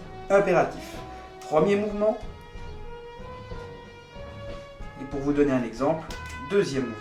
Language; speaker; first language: French; native; French